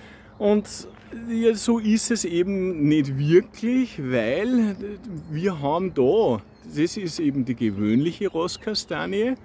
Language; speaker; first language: German; native; German